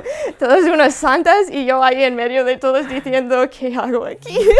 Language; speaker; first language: Spanish; non-native, fluent; English